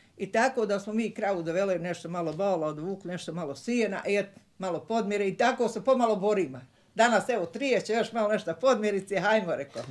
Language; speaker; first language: Croatian; native; Croatian